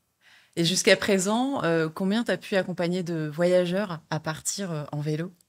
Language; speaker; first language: French; native; French